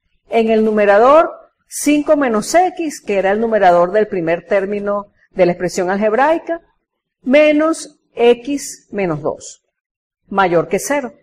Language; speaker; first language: Spanish; native; Spanish